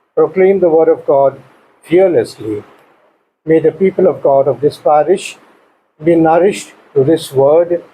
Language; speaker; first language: English; non-native, local second language; Kannada